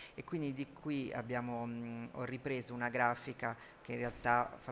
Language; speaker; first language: Italian; native; Italian